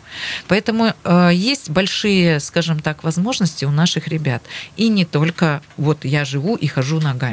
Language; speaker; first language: Russian; native; Russian